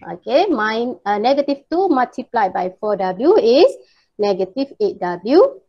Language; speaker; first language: English; non-native, local second language; Malay